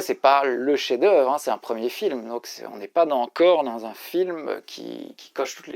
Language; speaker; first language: French; native; French